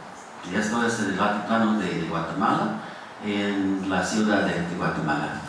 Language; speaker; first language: Spanish; non-native, fluent; English